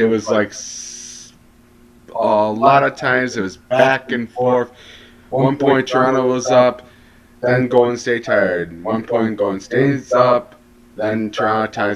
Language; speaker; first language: English; native; English